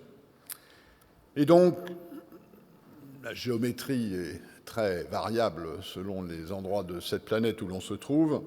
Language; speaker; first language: French; native; French